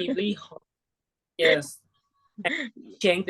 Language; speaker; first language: English; non-native, learner; Thai